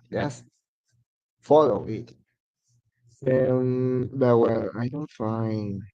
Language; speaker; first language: English; non-native, learner; Spanish